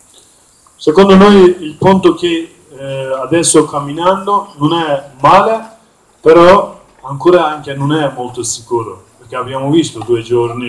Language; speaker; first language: Italian; non-native, learner; Kurdish